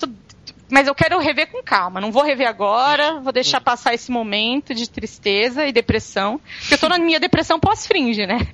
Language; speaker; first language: Portuguese; native; Portuguese